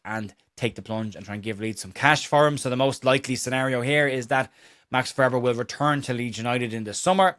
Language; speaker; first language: English; native; English